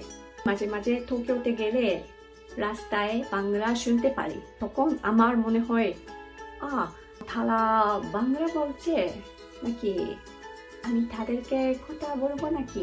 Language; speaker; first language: Bangla; non-native, learner; Japanese